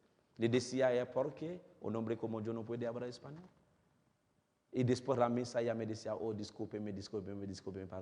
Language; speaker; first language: Spanish; non-native, fluent; Haitian Creole